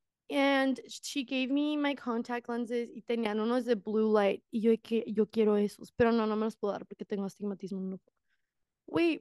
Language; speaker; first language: Spanish; early bilingual, heritage; Spanish